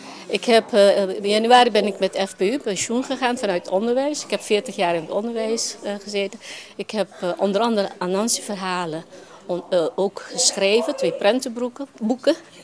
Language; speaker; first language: Dutch; non-native, local second language; Papiamento